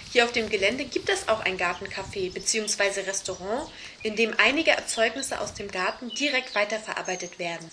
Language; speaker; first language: German; native; German